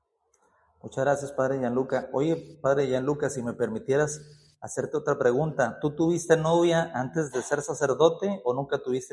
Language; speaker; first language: Spanish; native; Spanish